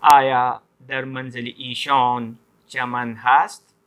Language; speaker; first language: Persian; non-native, fluent; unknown